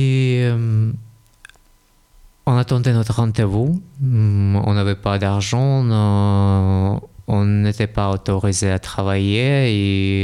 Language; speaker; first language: French; non-native, learner; Russian